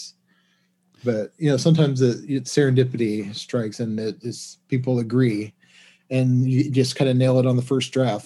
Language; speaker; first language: English; native; English